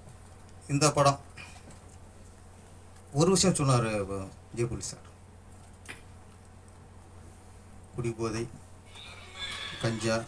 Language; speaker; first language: Tamil; native; Tamil